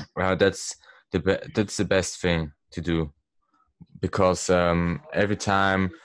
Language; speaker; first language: English; non-native, learner; Swiss German